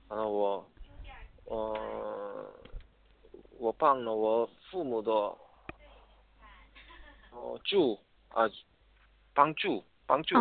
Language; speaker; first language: Chinese; non-native, learner; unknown